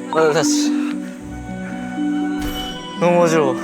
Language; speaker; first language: Korean; non-native, learner; Japanese